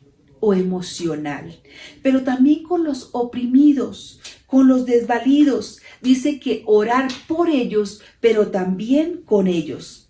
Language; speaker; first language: Spanish; native; Spanish